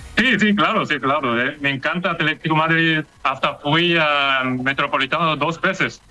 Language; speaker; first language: Spanish; non-native, fluent; Korean